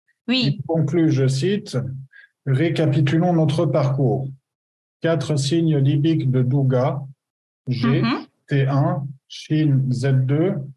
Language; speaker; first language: French; native; French